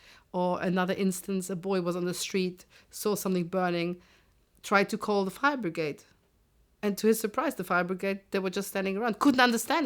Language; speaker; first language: English; non-native, fluent; German